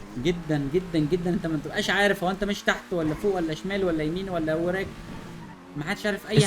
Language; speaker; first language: Arabic; native; Arabic